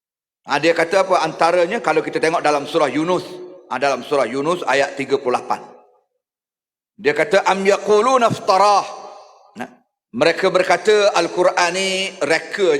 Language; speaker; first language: Malay; native; Malay